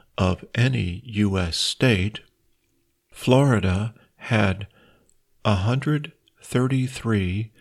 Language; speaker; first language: English; native; English